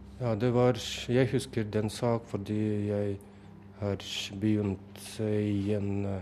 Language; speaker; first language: Norwegian; non-native, fluent; Russian